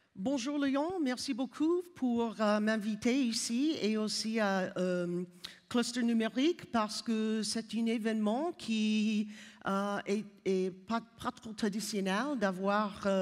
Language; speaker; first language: French; non-native, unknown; English